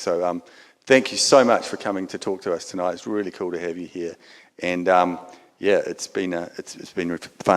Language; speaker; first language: English; native; English